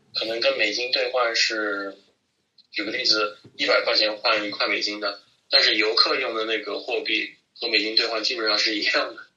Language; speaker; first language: Chinese; native; Chinese